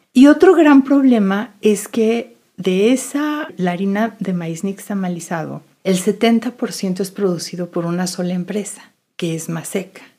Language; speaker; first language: Spanish; native; Spanish